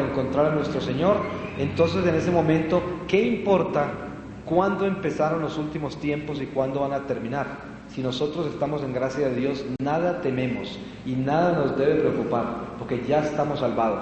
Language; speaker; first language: Spanish; native; Spanish